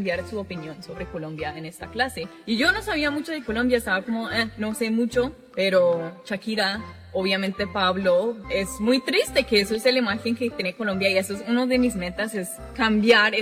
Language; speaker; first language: Spanish; non-native, fluent; English